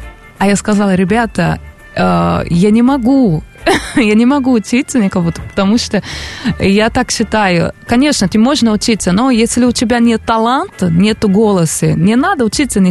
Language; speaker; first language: Russian; non-native, learner; Portuguese